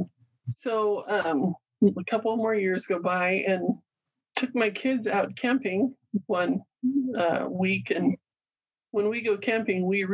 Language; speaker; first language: English; native; English